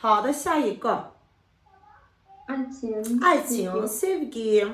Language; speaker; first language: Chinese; non-native, fluent; Azerbaijani